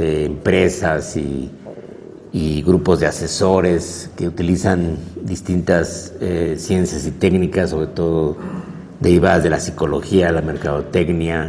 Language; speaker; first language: Spanish; native; Spanish